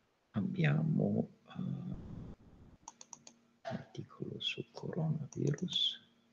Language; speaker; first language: Italian; non-native, fluent; Bulgarian